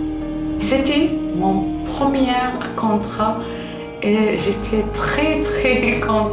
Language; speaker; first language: French; non-native, learner; Arabic